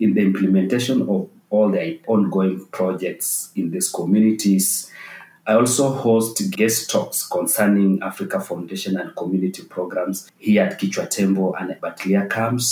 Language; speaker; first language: English; non-native, local second language; Masai